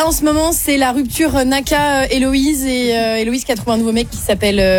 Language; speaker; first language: French; native; French